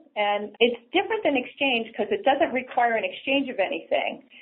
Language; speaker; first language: English; native; English